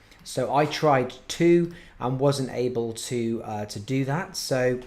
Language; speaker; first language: English; native; English